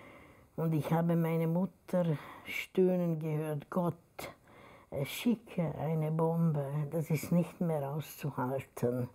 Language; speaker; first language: German; non-native, fluent; Hungarian